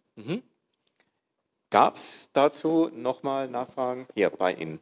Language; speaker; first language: German; native; German